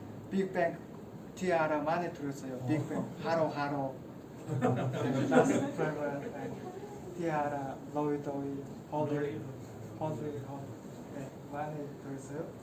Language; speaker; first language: Korean; non-native, learner; Mongolian